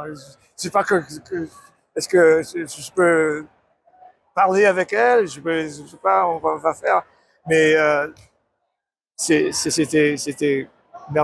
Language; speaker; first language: French; non-native, learner; English